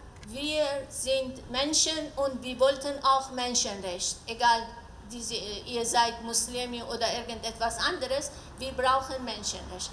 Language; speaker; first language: German; non-native, learner; Persian